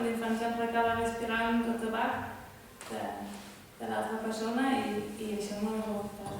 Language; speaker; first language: Catalan; non-native, fluent; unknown